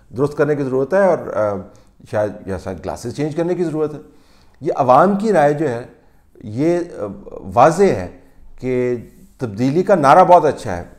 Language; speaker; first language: Urdu; native; Urdu